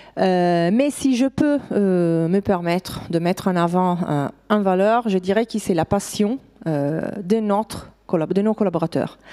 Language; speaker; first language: French; non-native, fluent; Italian